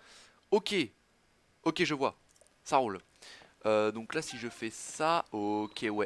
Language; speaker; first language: French; native; French